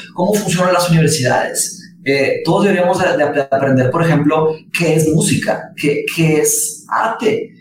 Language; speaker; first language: Spanish; early bilingual, other home language; Portuguese